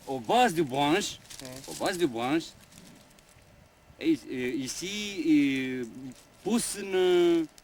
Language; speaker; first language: French; non-native, learner; Romanian